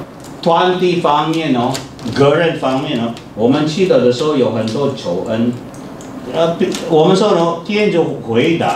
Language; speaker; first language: Chinese; non-native, fluent; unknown